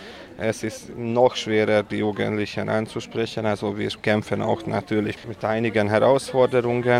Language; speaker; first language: German; non-native, local second language; Hungarian